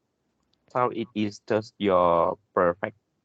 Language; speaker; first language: English; non-native, learner; Vietnamese